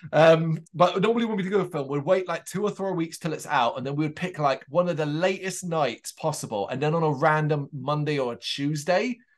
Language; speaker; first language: English; native; English